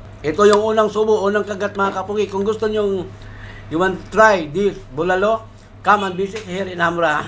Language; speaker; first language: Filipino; native; Filipino